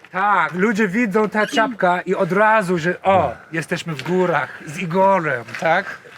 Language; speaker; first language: Polish; non-native, learner; English